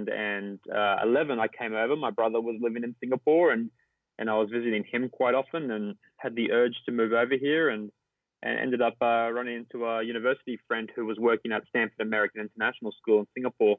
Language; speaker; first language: English; native; English